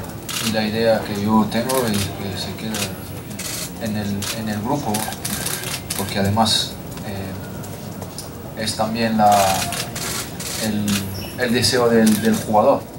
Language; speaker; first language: Spanish; non-native, fluent; French